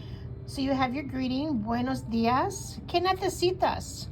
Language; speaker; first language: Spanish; non-native, fluent; English